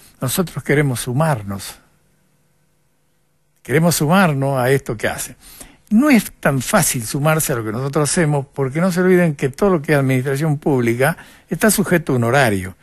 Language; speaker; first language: Spanish; native; Spanish